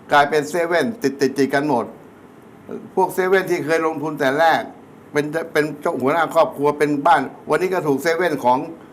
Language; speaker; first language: Thai; native; Thai